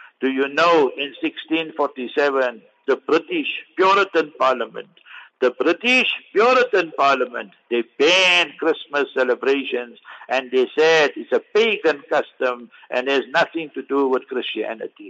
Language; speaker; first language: English; native; English